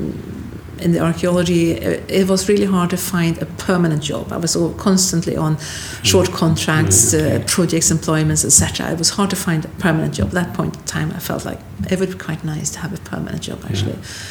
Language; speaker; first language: English; non-native, fluent; Swedish